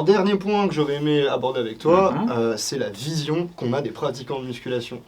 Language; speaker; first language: French; native; French